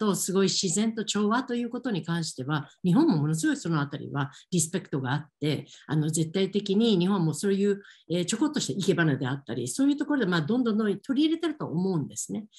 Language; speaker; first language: Japanese; native; Japanese